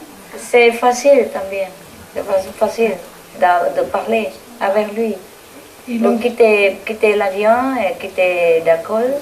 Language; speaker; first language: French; non-native, fluent; Vietnamese